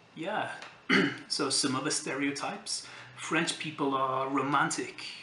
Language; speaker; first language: English; native; English